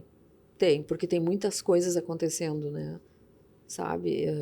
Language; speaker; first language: Portuguese; native; Portuguese